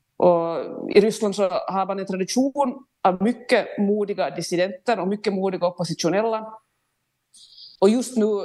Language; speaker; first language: Swedish; native; Swedish